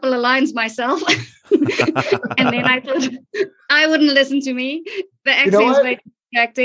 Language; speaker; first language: English; non-native, local second language; Afrikaans